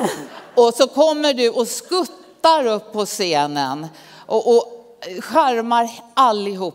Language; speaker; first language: Swedish; native; Swedish